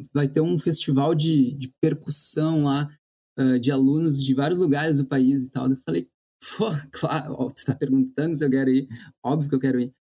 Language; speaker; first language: Portuguese; native; Portuguese